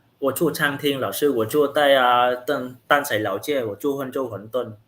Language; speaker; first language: Chinese; non-native, learner; Vietnamese